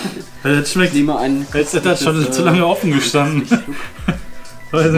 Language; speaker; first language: German; native; German